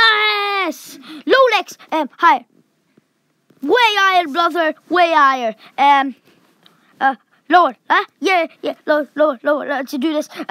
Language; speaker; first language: English; native; English